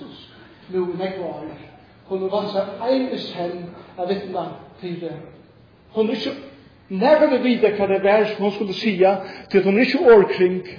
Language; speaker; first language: Swedish; non-native, learner; Faroese